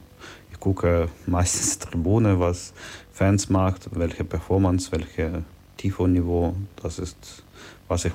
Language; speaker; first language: German; non-native, learner; Ukrainian